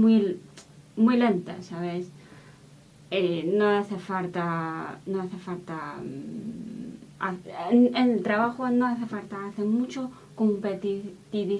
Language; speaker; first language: Spanish; non-native, learner; Chinese